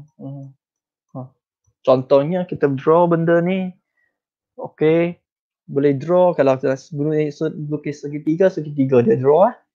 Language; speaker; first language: Malay; non-native, local second language; Chinese